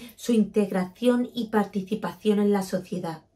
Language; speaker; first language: Spanish; native; Spanish